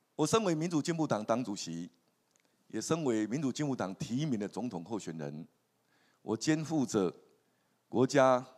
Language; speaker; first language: Chinese; native; Chinese